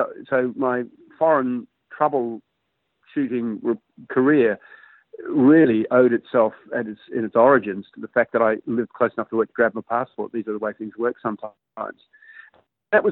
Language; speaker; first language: English; native; English